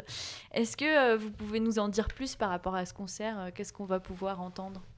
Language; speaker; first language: French; native; French